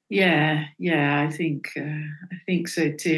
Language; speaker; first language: English; non-native, fluent; Dutch